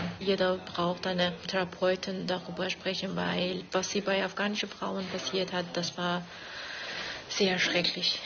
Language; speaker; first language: German; non-native, fluent; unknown